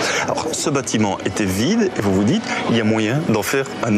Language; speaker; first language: French; native; French